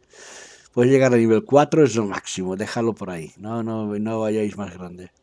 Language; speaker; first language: Spanish; native; Spanish